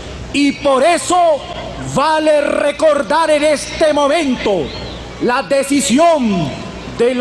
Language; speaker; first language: Spanish; native; Spanish